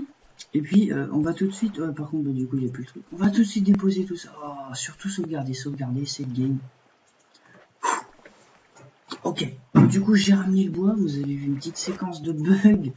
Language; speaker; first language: French; native; French